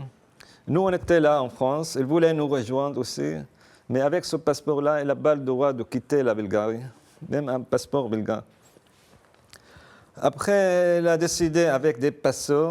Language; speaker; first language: French; non-native, fluent; Arabic